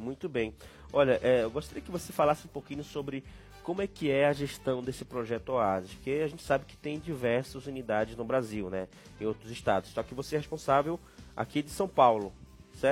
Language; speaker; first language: Portuguese; native; Portuguese